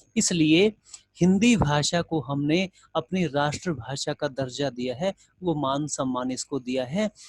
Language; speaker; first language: Hindi; native; Hindi